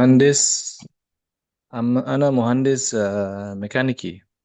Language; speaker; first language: Arabic; non-native, learner; Indonesian